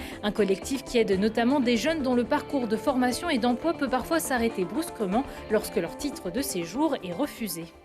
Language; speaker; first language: French; native; French